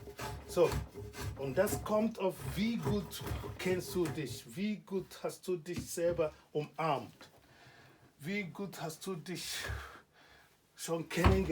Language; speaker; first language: German; non-native, learner; Igbo